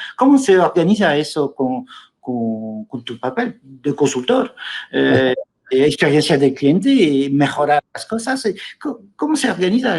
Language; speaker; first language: Spanish; non-native, fluent; French